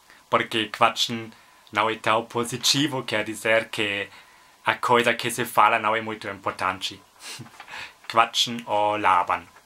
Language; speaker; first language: Portuguese; non-native, learner; German